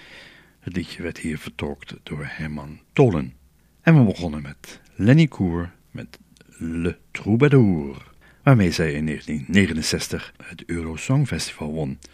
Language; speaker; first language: Dutch; native; Dutch